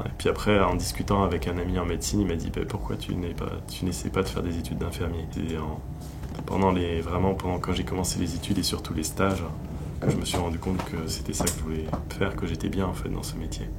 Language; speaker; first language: French; native; French